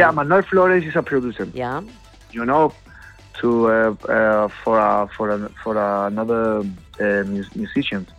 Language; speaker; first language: English; non-native, learner; Spanish